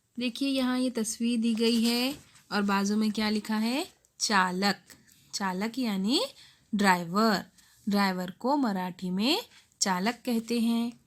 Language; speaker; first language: Hindi; non-native, local second language; Urdu